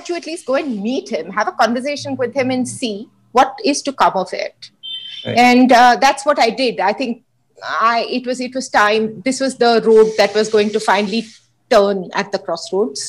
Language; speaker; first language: English; non-native, local second language; Hindi